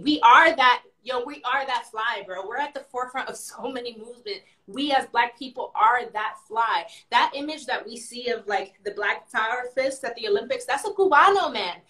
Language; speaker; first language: English; early bilingual, other home language; Spanish